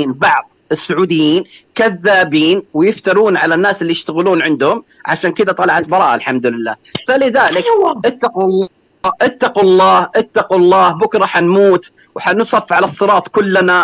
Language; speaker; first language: Arabic; native; Arabic